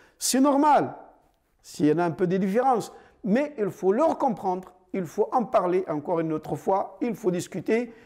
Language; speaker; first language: French; non-native, fluent; Arabic